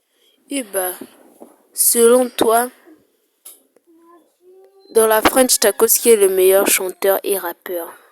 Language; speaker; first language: French; native; French